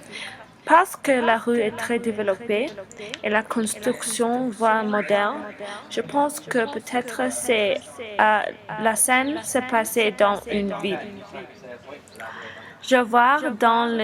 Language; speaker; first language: French; non-native, learner; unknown